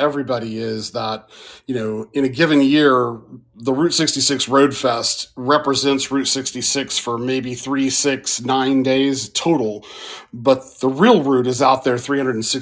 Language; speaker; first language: English; native; English